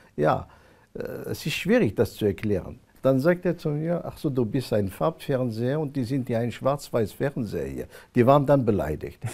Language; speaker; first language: German; non-native, fluent; Arabic